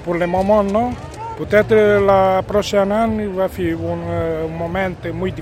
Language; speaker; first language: French; non-native, learner; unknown